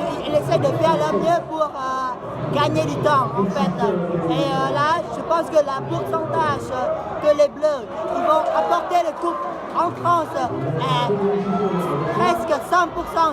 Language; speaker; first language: French; non-native, fluent; Khmer